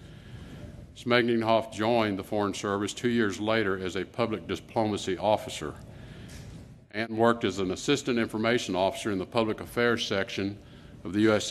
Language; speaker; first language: English; native; English